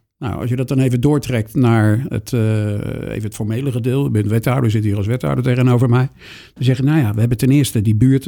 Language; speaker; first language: Dutch; native; Dutch